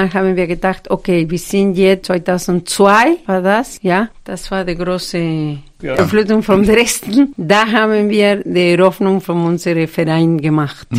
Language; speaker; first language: German; non-native, fluent; Spanish